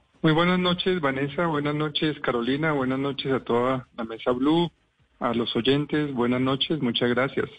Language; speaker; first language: Spanish; native; Spanish